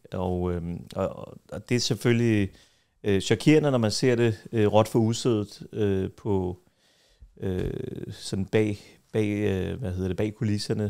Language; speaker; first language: Danish; early bilingual, other home language; Kurdish